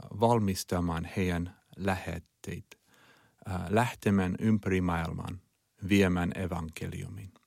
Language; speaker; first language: Finnish; non-native, learner; Chinese